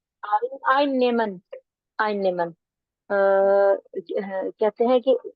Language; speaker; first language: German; non-native, learner; Urdu